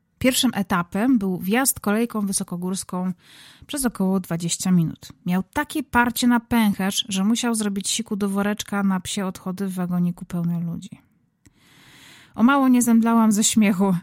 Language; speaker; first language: Polish; native; Polish